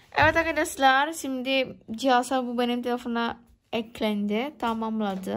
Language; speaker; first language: Turkish; non-native, learner; Indonesian